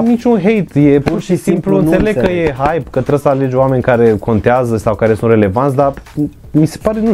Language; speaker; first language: Romanian; native; Romanian